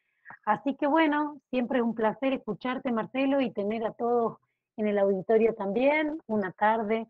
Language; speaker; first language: Spanish; native; Spanish